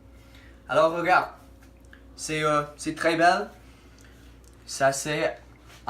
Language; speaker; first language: French; non-native, learner; English